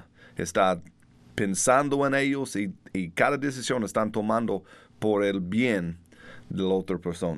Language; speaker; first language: Spanish; non-native, learner; English